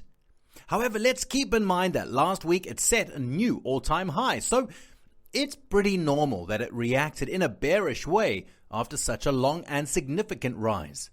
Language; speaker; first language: English; non-native, fluent; Italian